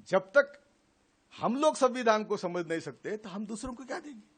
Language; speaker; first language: Hindi; non-native, local second language; Marathi